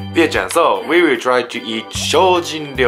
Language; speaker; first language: English; non-native, learner; Japanese